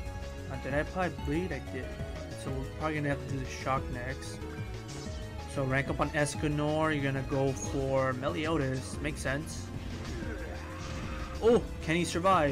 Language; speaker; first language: English; native; English